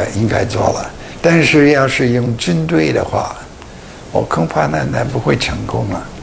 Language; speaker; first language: Chinese; non-native, fluent; English